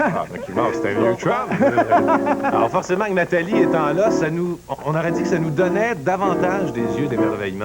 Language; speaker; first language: French; native; French